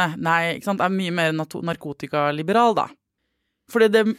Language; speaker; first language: Norwegian; native; Norwegian